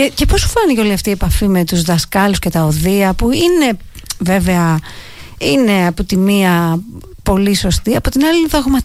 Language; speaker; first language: Greek; native; Greek